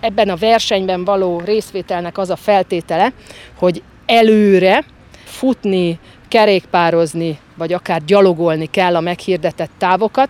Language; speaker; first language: Hungarian; native; Hungarian